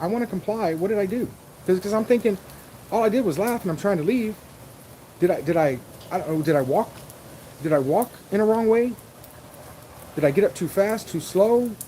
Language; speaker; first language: English; native; English